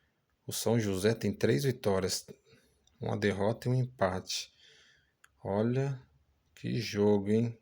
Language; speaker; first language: Portuguese; native; Portuguese